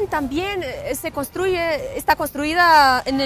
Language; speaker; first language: Spanish; non-native, learner; Russian